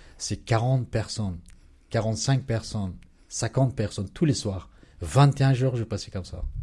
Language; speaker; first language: French; non-native, learner; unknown